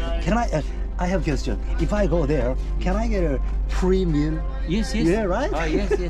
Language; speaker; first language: English; non-native, learner; Korean